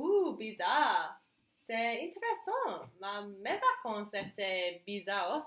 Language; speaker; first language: French; non-native, learner; English